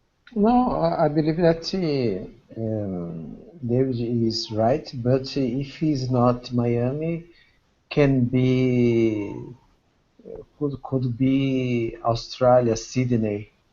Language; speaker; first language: English; non-native, learner; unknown